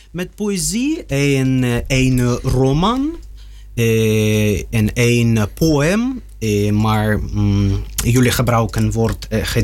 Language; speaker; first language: Dutch; non-native, learner; Russian